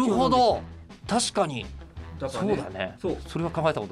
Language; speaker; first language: Japanese; native; Japanese